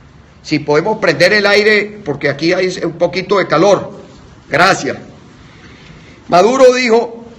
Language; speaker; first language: Spanish; native; Spanish